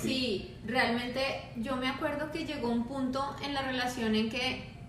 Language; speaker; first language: Spanish; native; Spanish